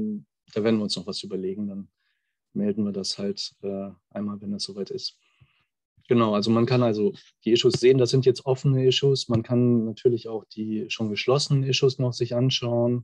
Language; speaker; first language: German; native; German